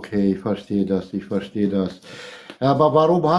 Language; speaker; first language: German; non-native, fluent; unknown